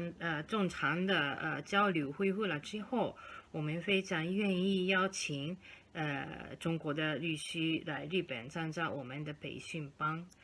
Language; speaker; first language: Chinese; non-native, fluent; Japanese